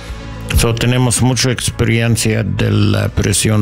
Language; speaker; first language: Spanish; non-native, learner; English